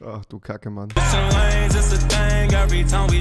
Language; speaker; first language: German; native; German